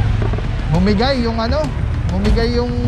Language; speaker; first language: Filipino; native; Filipino